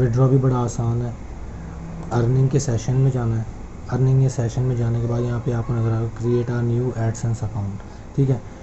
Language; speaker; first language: Urdu; native; Urdu